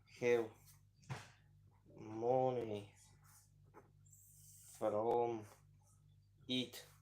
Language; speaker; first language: English; non-native, learner; Ukrainian